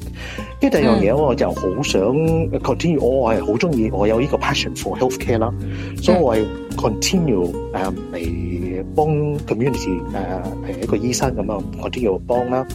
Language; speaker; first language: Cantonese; early bilingual, heritage; Cantonese